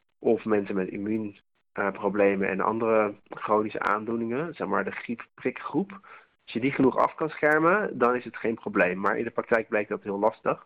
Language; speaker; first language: Dutch; native; Dutch